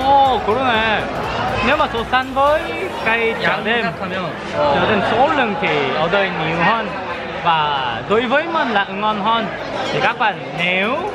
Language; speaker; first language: Vietnamese; non-native, fluent; Korean